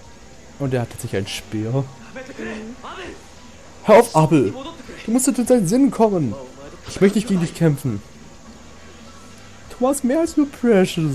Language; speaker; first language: German; native; German